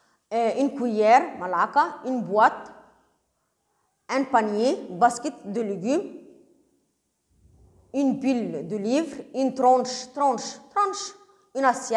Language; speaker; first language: French; non-native, local second language; Arabic